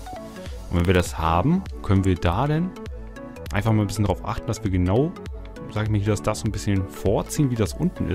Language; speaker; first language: German; native; German